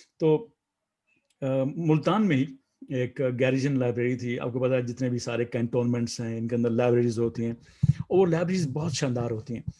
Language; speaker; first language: Urdu; non-native, local second language; Saraiki